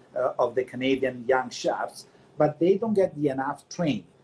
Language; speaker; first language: English; non-native, fluent; Italian